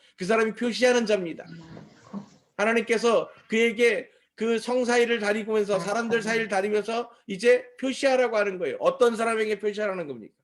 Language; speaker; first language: Korean; native; Korean